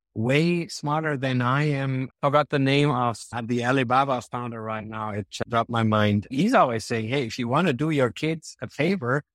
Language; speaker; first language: English; non-native, fluent; German